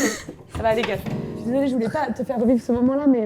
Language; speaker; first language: French; native; French